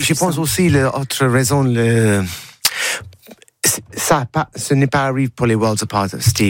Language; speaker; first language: French; non-native, learner; English